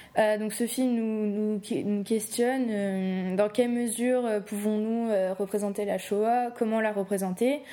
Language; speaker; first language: French; native; French